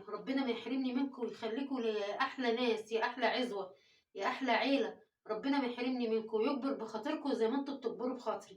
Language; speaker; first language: Arabic; native; Arabic